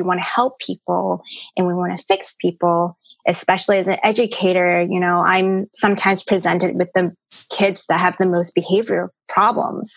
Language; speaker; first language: English; early bilingual, other home language; Cantonese